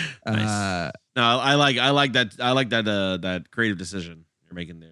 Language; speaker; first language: English; native; English